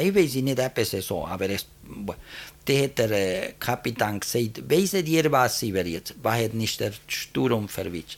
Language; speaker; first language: German; early bilingual, heritage; German